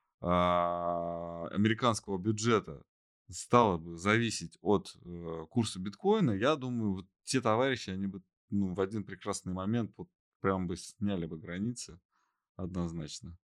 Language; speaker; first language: Russian; native; Russian